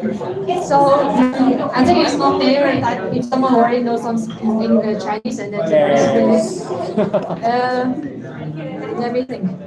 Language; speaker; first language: English; non-native, fluent; Chinese